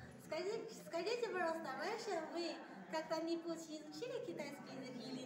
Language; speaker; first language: Russian; non-native, learner; Chinese